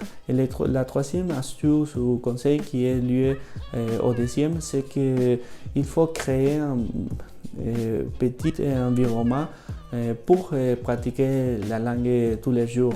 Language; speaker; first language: French; non-native, fluent; Spanish